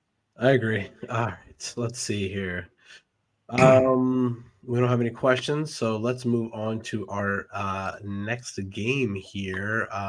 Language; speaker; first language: English; native; English